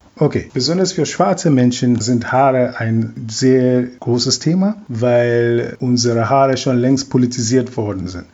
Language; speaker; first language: German; non-native, fluent; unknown